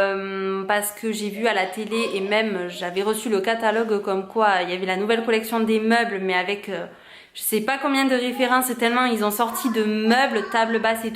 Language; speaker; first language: French; native; French